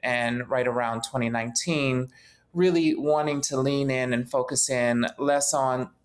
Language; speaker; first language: English; native; English